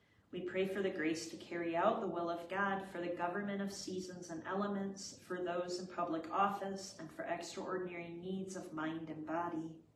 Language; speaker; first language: English; native; English